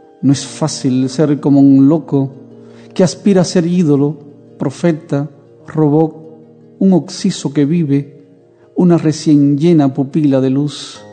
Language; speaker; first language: Spanish; native; Spanish